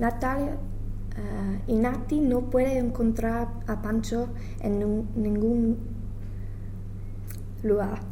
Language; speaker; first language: Spanish; non-native, learner; English